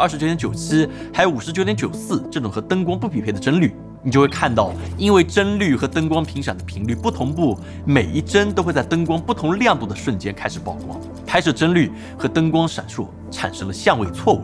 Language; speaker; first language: Chinese; native; Chinese